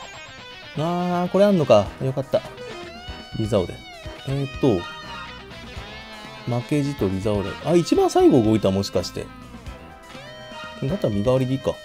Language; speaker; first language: Japanese; native; Japanese